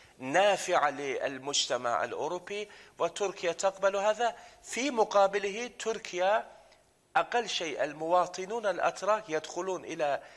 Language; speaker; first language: Arabic; non-native, fluent; Turkish